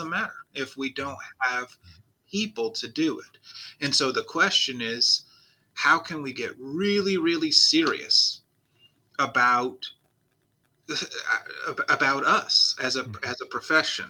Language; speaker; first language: English; native; English